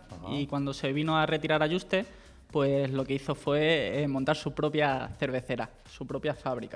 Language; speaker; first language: Spanish; native; Spanish